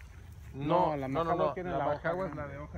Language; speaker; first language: Spanish; native; Spanish